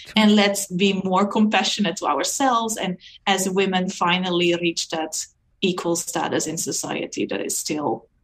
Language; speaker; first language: English; non-native, fluent; Dutch